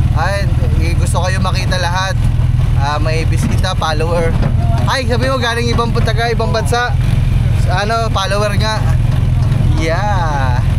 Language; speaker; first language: Filipino; native; Filipino